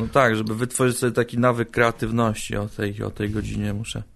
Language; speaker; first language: Polish; native; Polish